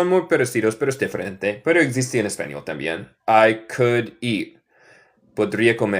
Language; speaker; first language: Spanish; non-native, fluent; English